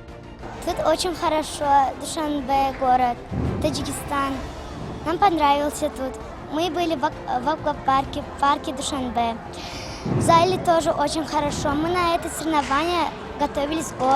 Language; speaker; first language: Russian; non-native, learner; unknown